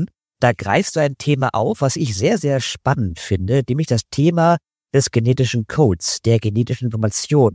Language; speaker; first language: German; native; German